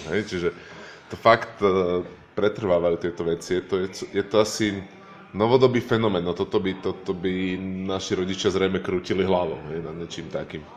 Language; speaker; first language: Slovak; native; Slovak